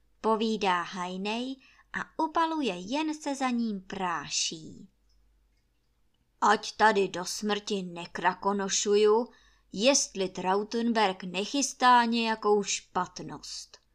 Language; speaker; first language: Czech; native; Czech